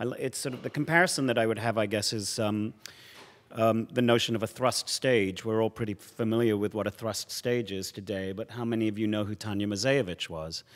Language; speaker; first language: English; native; English